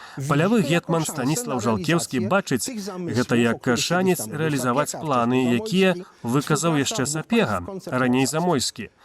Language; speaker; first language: Belarusian; native; Belarusian